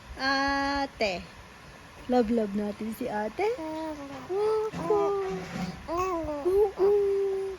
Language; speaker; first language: Filipino; native; Filipino